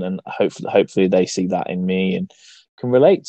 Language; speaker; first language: English; native; English